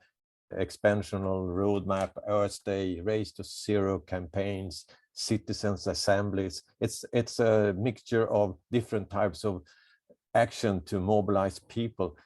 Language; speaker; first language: English; non-native, fluent; Swedish